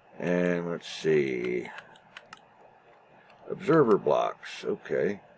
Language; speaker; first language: English; native; English